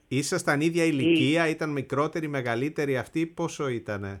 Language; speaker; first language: Greek; native; Greek